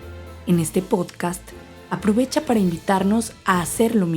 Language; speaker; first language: Spanish; native; Spanish